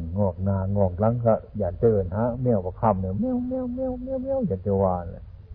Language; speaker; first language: Thai; non-native, local second language; Northeastern Thai